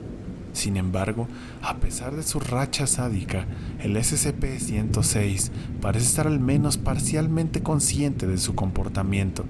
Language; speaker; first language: Spanish; native; Spanish